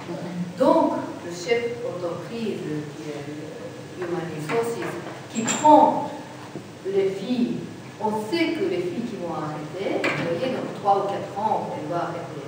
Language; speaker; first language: French; non-native, learner; Japanese